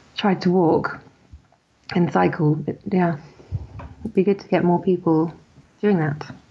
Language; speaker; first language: English; native; English